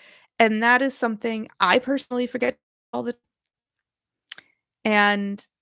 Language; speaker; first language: English; native; English